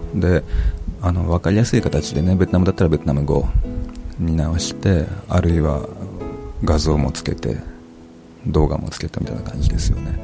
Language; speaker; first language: Japanese; native; Japanese